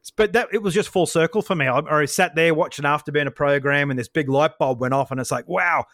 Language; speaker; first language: English; native; English